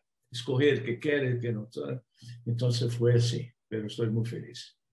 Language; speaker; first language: Spanish; non-native, fluent; Portuguese